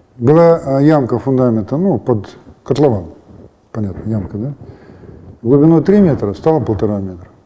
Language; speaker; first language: Russian; native; Russian